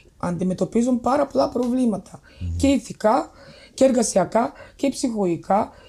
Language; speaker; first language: Greek; non-native, fluent; Bulgarian